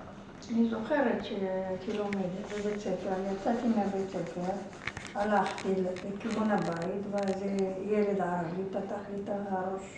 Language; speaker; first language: Hebrew; non-native, fluent; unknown